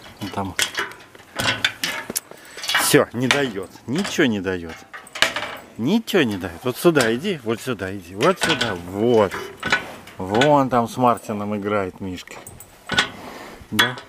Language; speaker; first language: Russian; native; Russian